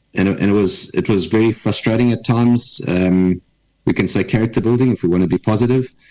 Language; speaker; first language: English; native; English